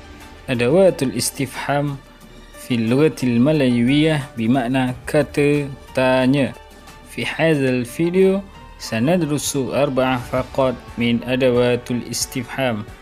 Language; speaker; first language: Arabic; non-native, fluent; Malay